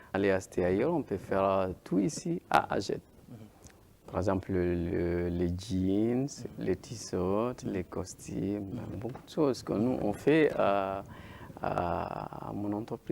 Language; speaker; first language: French; non-native, learner; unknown